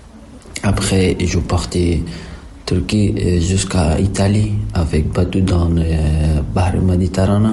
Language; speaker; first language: French; non-native, learner; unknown